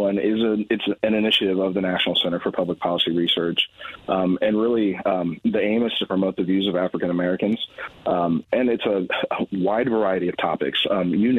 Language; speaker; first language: English; native; English